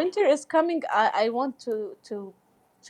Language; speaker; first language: English; non-native, learner; Arabic